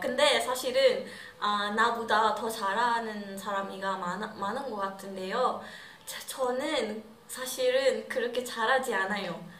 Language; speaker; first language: Korean; non-native, learner; Malay